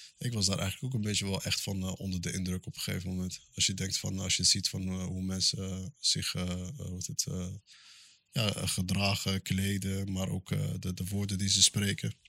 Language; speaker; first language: Dutch; early bilingual, other home language; Arabic